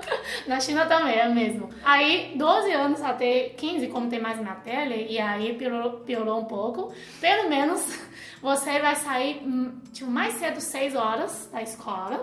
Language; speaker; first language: Portuguese; non-native, fluent; Chinese